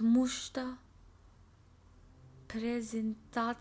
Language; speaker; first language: Russian; non-native, learner; English